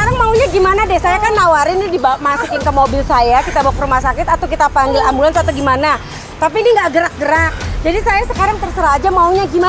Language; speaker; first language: Indonesian; native; Indonesian